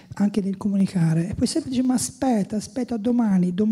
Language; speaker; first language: Italian; non-native, fluent; Albanian